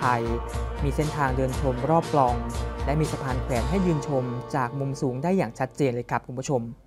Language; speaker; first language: Thai; native; Thai